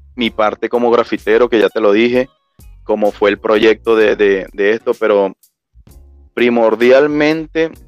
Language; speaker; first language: Spanish; native; Spanish